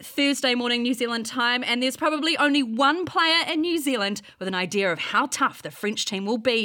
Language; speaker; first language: English; native; English